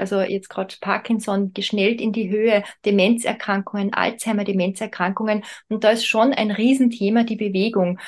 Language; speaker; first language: German; native; German